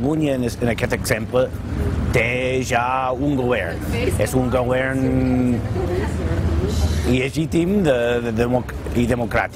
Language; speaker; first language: Catalan; non-native, fluent; English